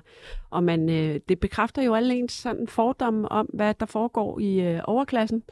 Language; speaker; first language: Danish; native; Danish